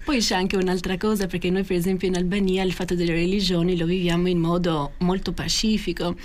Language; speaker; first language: Italian; non-native, fluent; Albanian